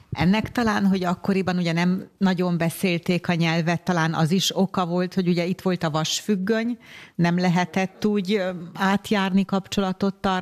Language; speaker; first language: Hungarian; native; Hungarian